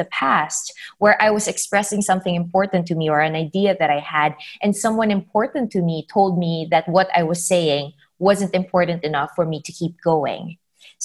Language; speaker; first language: English; non-native, local second language; Filipino